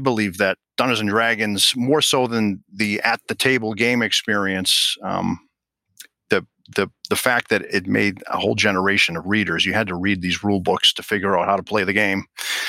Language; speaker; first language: English; native; English